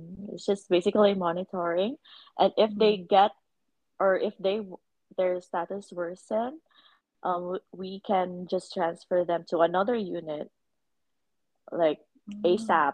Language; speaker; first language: English; non-native, local second language; Cebuano